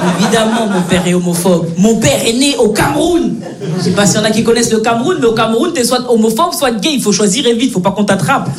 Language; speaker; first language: French; native; French